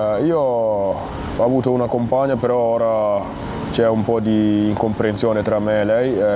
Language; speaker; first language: Italian; non-native, fluent; Fula